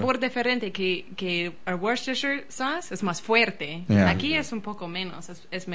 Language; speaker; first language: Spanish; non-native, learner; English